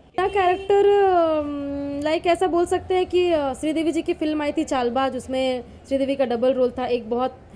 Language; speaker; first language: Hindi; native; Hindi